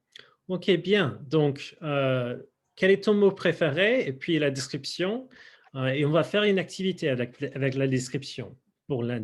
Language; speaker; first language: French; non-native, fluent; English